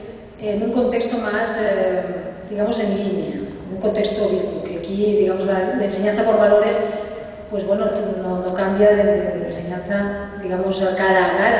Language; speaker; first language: Spanish; native; Spanish